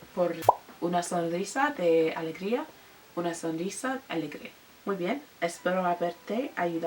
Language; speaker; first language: Spanish; non-native, learner; English